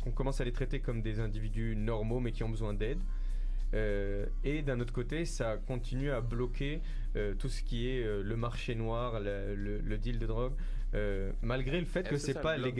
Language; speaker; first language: French; native; French